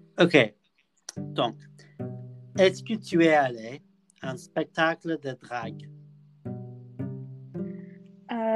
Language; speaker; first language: French; non-native, learner; English